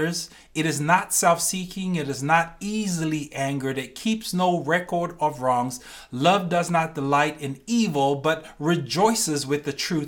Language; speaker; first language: English; native; English